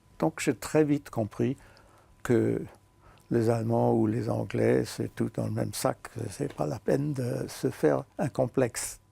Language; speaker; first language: French; non-native, fluent; German